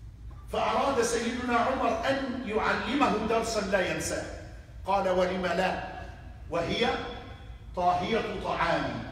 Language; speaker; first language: Arabic; native; Arabic